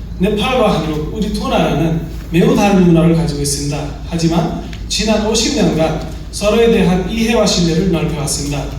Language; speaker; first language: Korean; non-native, fluent; Nepali